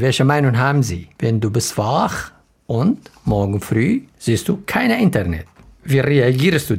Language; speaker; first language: German; non-native, learner; Arabic